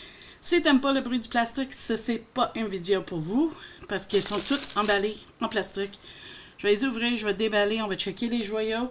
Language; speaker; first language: French; native; French